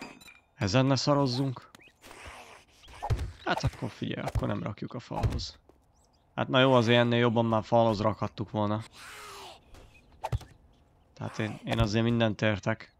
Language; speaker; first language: Hungarian; native; Hungarian